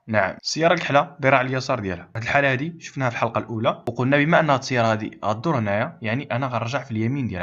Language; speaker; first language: Arabic; native; Arabic